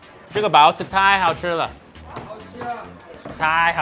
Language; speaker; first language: Chinese; non-native, learner; English